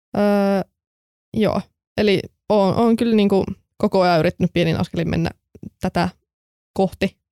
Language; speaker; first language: Finnish; native; Finnish